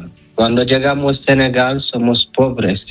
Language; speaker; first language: Spanish; non-native, learner; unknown